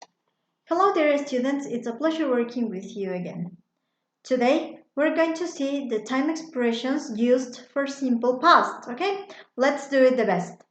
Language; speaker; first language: English; non-native, fluent; Spanish